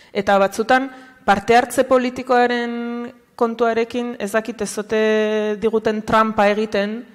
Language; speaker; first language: Basque; native; Basque